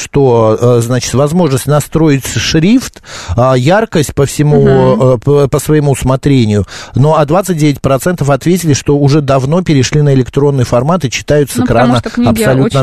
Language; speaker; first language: Russian; native; Russian